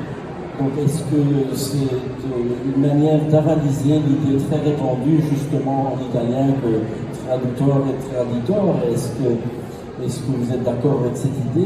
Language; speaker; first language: French; native; French